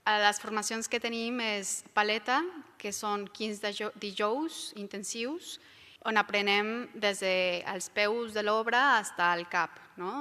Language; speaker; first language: Catalan; non-native, local second language; Spanish